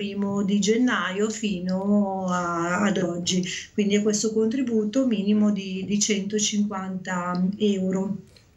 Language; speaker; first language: Italian; native; Italian